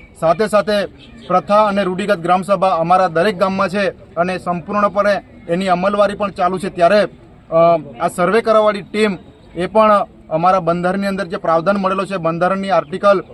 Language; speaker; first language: Gujarati; non-native, local second language; Bhili